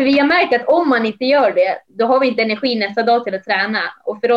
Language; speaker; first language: Swedish; native; Swedish